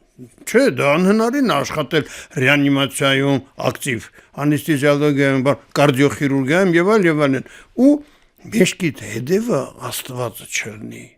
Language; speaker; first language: Armenian; native; Armenian